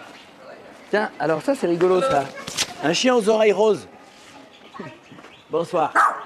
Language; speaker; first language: French; native; French